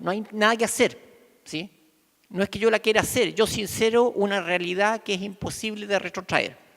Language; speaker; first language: Spanish; native; Spanish